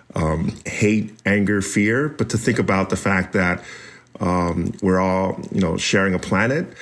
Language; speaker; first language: English; native; English